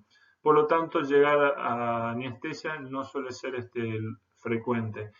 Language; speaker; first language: Spanish; native; Spanish